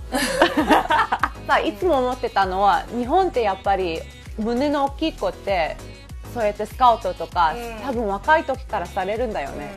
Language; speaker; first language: Japanese; early bilingual, heritage; Japanese